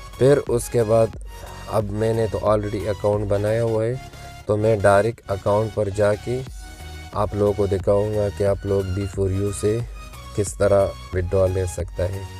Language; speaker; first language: Urdu; non-native, local second language; Pashto